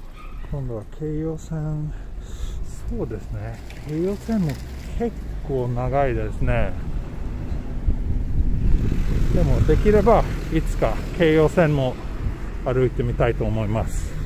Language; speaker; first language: Japanese; non-native, fluent; Swedish